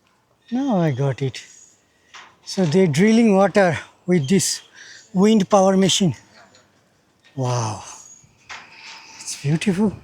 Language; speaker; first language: English; non-native, fluent; Bangla